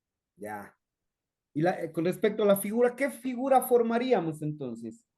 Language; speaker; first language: Spanish; native; Spanish